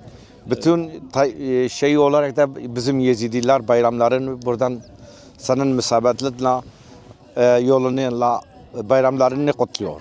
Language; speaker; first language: Turkish; non-native, local second language; Kurdish